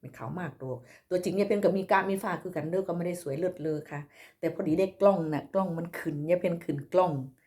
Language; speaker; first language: Thai; native; Thai